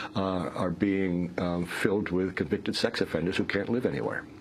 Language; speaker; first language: English; native; English